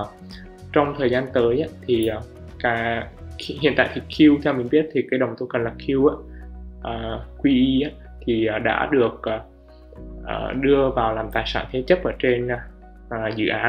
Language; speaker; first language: Vietnamese; native; Vietnamese